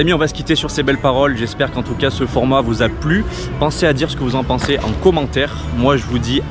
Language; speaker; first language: French; native; French